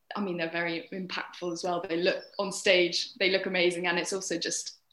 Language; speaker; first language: English; native; English